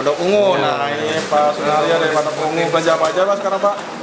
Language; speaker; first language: Indonesian; native; Indonesian